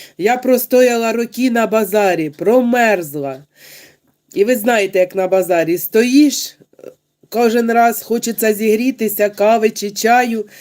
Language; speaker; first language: Ukrainian; non-native, local second language; Russian